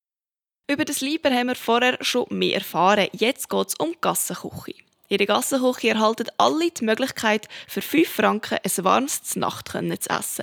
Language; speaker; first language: German; native; German